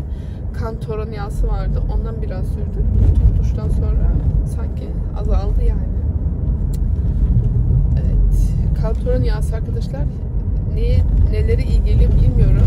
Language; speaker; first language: Turkish; early bilingual, heritage; Turkish